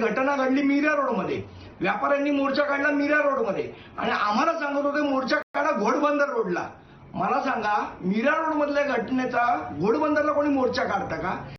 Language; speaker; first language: Marathi; native; Marathi